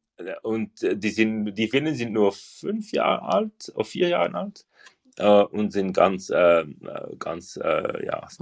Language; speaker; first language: German; non-native, learner; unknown